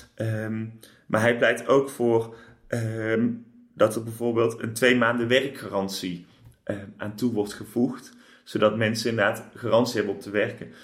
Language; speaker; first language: Dutch; native; Dutch